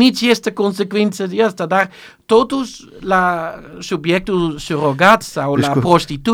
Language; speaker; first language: Romanian; non-native, learner; Dutch